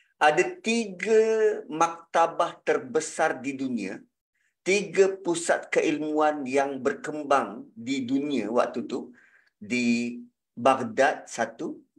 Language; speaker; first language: Malay; native; Malay